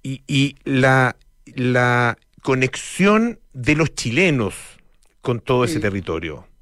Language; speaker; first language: Spanish; native; Spanish